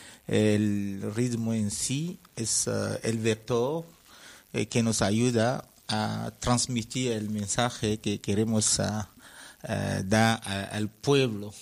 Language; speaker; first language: Spanish; non-native, fluent; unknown